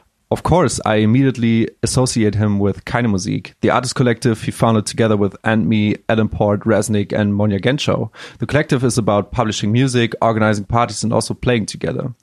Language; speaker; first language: English; non-native, fluent; German